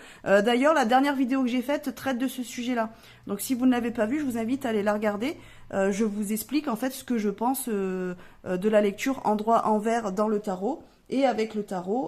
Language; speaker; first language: French; native; French